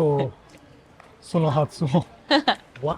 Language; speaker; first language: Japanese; non-native, learner; English